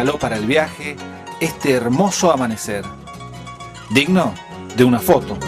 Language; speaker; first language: Spanish; native; Spanish